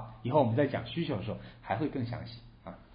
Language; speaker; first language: Chinese; native; Chinese